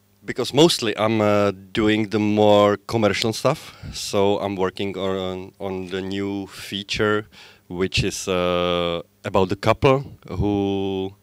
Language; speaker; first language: English; non-native, fluent; Czech